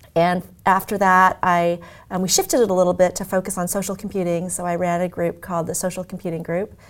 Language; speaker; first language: English; native; English